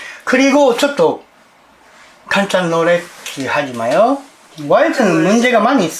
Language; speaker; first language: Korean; non-native, learner; Japanese